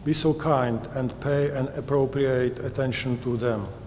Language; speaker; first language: English; non-native, fluent; Czech